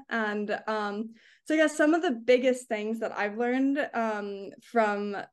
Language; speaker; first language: English; native; English